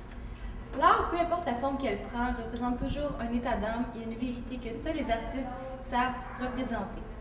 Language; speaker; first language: French; native; French